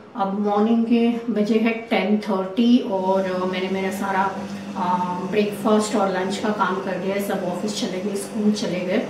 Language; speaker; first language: Hindi; non-native, local second language; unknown